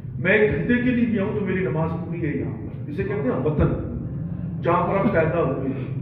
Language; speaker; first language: Urdu; non-native, local second language; Pashto